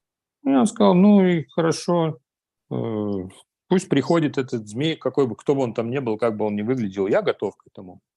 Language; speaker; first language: Russian; native; Russian